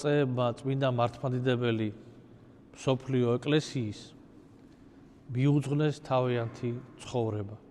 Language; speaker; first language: Georgian; native; Georgian